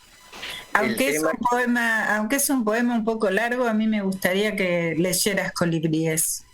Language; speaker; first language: Spanish; native; Spanish